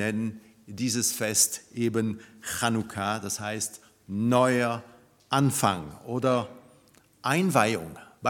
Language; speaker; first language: German; non-native, fluent; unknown